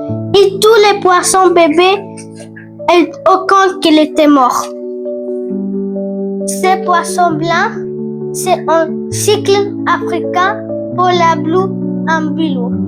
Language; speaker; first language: French; non-native, learner; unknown